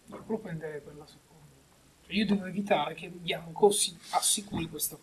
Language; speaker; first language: Italian; native; Italian